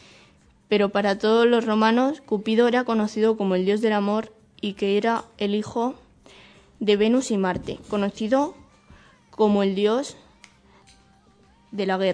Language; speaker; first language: Spanish; native; Spanish